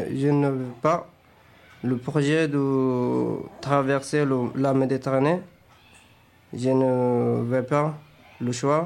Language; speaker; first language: French; non-native, learner; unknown